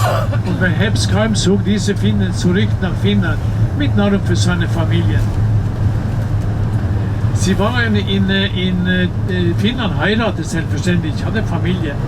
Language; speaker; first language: German; non-native, learner; Norwegian